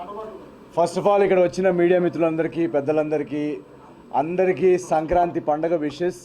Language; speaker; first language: Telugu; native; Telugu